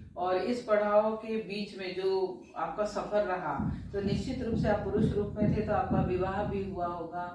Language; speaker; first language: Hindi; native; Hindi